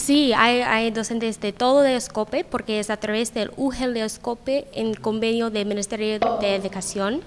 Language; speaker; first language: Spanish; non-native, learner; English